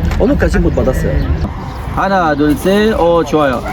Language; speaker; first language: Korean; non-native, learner; Arabic